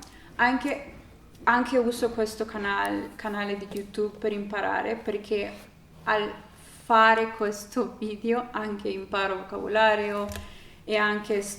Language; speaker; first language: Italian; non-native, learner; Spanish